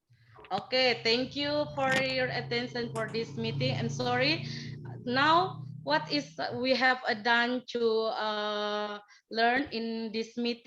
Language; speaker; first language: English; non-native, learner; Indonesian